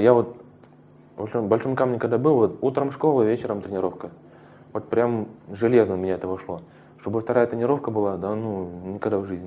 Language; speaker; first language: Russian; native; Russian